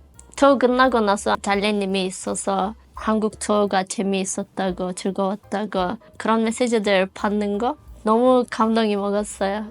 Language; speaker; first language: Korean; non-native, fluent; Azerbaijani